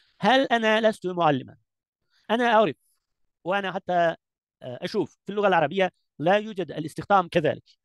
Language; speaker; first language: Arabic; non-native, learner; Turkish